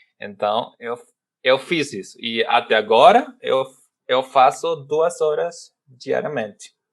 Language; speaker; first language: Portuguese; non-native, fluent; Spanish